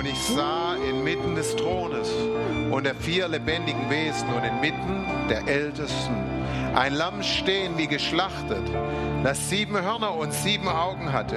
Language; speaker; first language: German; native; German